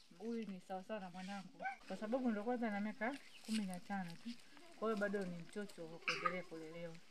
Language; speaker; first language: Swahili; native; Swahili